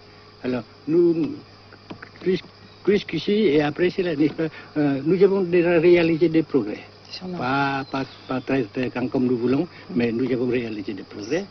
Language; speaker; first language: French; non-native, local second language; Vietnamese